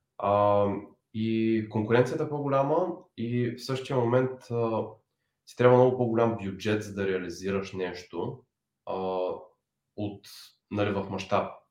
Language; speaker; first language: Bulgarian; native; Bulgarian